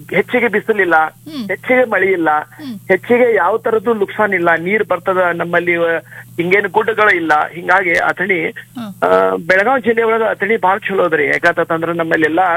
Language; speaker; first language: Kannada; non-native, local second language; Marathi